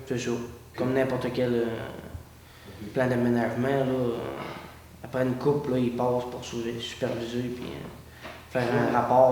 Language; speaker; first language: French; native; French